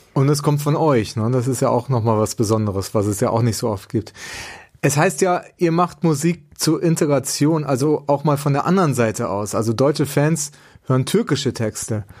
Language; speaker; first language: German; native; German